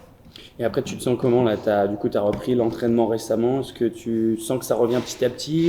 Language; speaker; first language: French; native; French